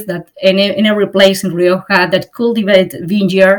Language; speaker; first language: English; non-native, fluent; Spanish